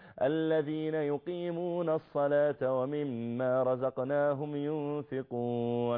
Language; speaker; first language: Arabic; native; Arabic